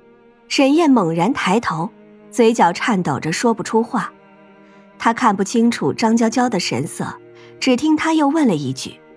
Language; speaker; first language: Chinese; native; Chinese